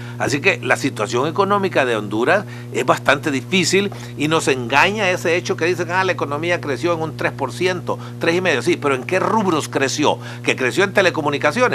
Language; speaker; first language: Spanish; native; Spanish